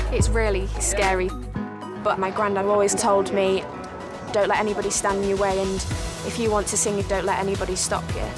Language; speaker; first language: English; native; English